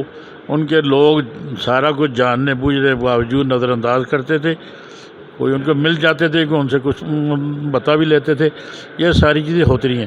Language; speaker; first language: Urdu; non-native, local second language; Punjabi